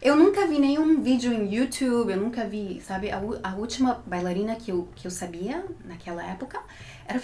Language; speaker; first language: Portuguese; early bilingual, heritage; Portuguese